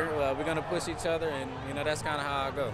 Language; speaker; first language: English; native; English